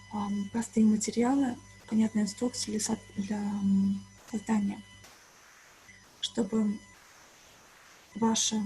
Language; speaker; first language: Russian; native; Russian